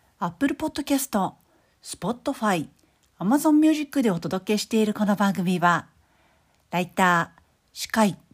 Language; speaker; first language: Japanese; native; Japanese